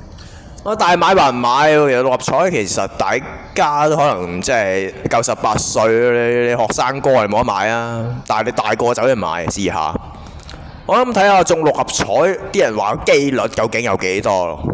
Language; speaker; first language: Cantonese; native; Cantonese